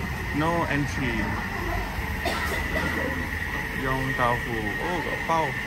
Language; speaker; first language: English; non-native, local second language; Malay